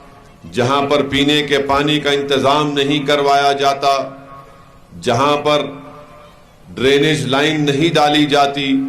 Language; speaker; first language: Urdu; native; Urdu